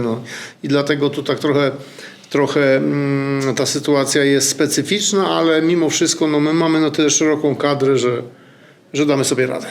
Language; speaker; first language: Polish; native; Polish